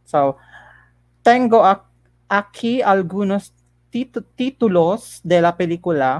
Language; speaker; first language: Spanish; non-native, learner; Filipino